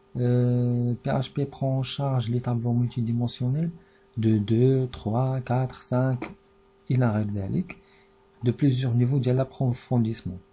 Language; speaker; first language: French; non-native, local second language; Arabic